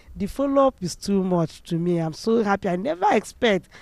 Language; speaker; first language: English; non-native, local second language; Igbo